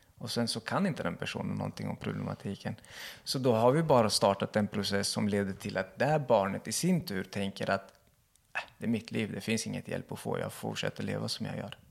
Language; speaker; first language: Swedish; early bilingual, other home language; Kurdish